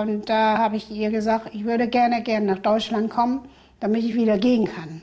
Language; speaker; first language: German; early bilingual, other home language; Vietnamese